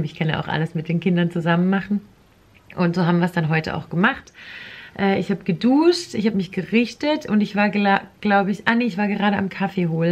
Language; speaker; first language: German; native; German